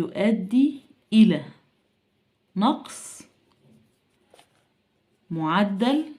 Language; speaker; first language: Arabic; native; Arabic